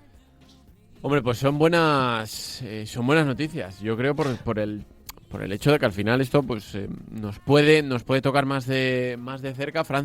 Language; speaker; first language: Spanish; native; Spanish